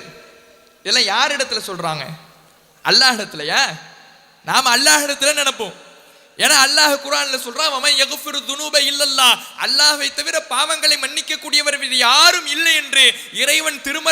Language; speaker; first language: Tamil; native; Tamil